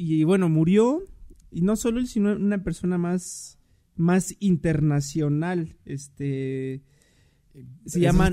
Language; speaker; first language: Spanish; native; Spanish